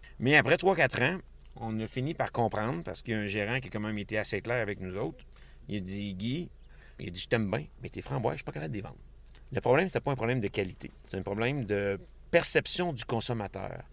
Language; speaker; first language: French; native; French